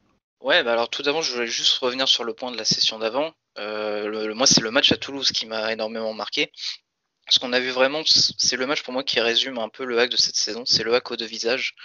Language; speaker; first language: French; native; French